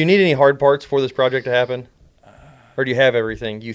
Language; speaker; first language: English; native; English